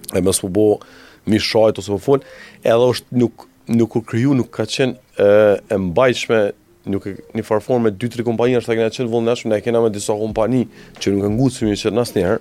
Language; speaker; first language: Albanian; native; Albanian